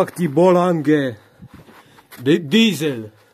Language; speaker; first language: Russian; native; Russian